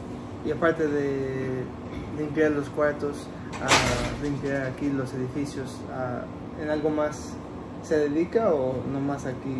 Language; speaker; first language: Spanish; early bilingual, heritage; Spanish